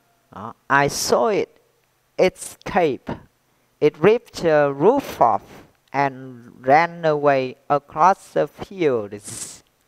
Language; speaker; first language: English; non-native, fluent; Vietnamese